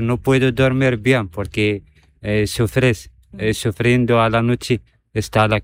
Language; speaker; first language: Spanish; non-native, learner; Arabic